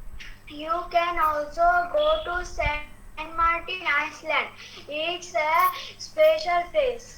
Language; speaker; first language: English; non-native, learner; Bangla